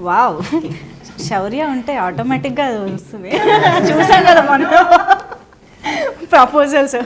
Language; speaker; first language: Telugu; native; Telugu